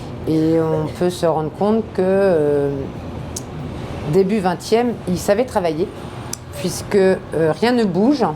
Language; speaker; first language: French; native; French